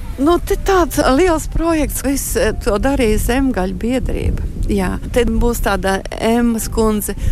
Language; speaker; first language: Latvian; early bilingual, heritage; Latvian